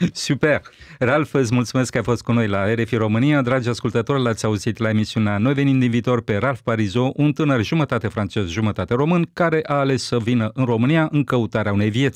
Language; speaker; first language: Romanian; native; Romanian